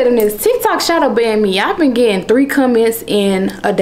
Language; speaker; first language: English; native; English